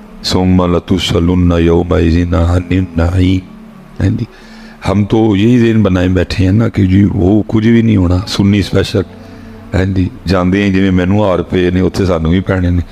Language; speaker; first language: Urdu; non-native, local second language; Punjabi